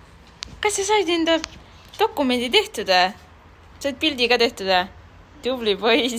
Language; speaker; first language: Estonian; native; Estonian